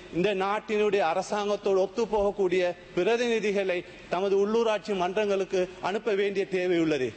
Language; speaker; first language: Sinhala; non-native, local second language; Tamil